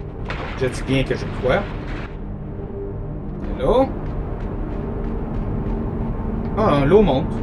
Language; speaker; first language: French; native; French